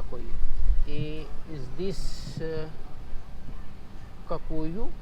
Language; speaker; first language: Russian; non-native, learner; Urdu